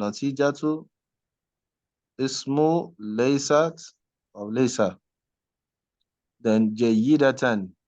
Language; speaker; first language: Arabic; non-native, fluent; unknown